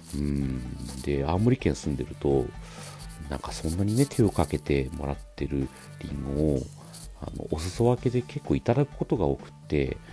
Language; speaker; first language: Japanese; native; Japanese